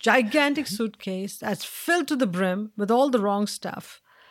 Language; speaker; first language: English; non-native, local second language; Tamil